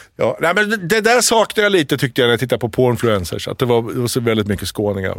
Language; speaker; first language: Swedish; early bilingual, other home language; Arabic